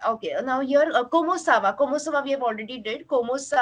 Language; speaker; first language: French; non-native, learner; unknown